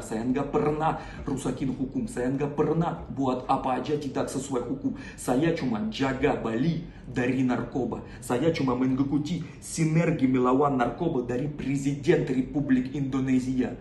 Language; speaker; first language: Indonesian; non-native, learner; Russian